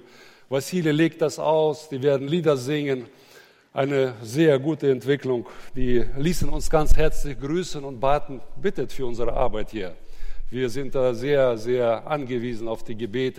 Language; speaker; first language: German; native; German